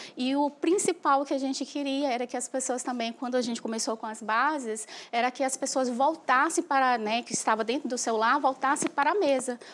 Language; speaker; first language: Portuguese; native; Portuguese